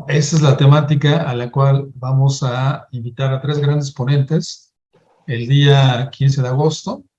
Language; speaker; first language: Spanish; native; Spanish